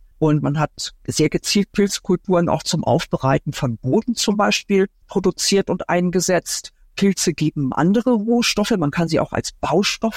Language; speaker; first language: German; native; German